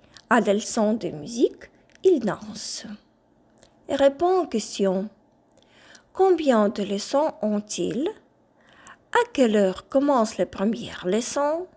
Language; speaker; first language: French; non-native, fluent; Ukrainian